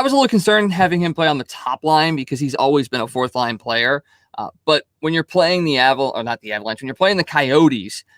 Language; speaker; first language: English; native; English